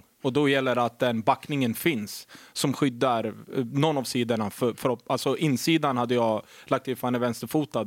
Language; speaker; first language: Swedish; native; Swedish